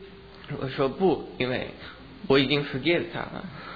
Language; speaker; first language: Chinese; early bilingual, heritage; English